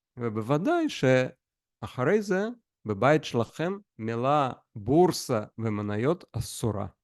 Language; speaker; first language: Hebrew; non-native, fluent; Russian